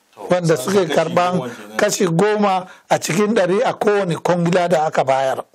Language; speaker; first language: Hausa; non-native, local second language; Fula